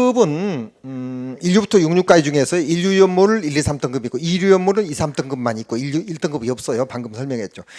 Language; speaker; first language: Korean; native; Korean